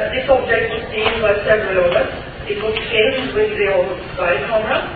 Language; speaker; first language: English; non-native, fluent; Norwegian